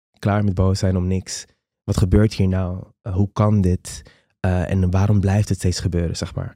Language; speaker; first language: Dutch; non-native, local second language; Papiamento